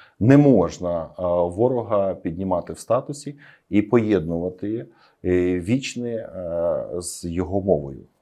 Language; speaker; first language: Ukrainian; native; Ukrainian